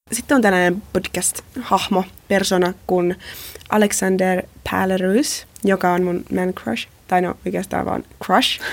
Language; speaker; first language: Finnish; native; Finnish